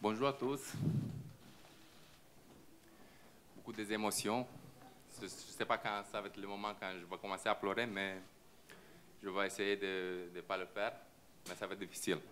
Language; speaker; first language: French; non-native, fluent; Romanian